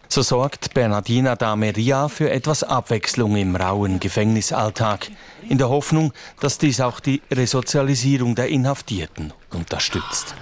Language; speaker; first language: German; native; German